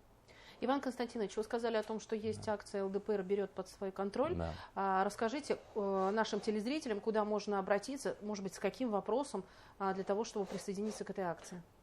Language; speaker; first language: Russian; native; Russian